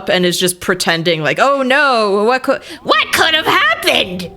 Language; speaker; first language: English; native; English